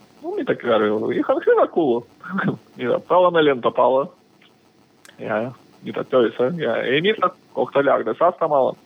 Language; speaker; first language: Finnish; non-native, learner; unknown